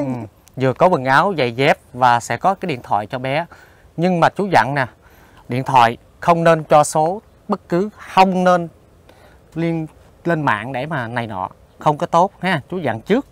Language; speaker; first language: Vietnamese; native; Vietnamese